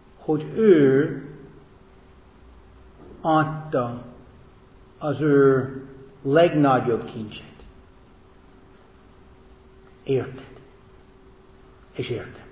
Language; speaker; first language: Hungarian; non-native, fluent; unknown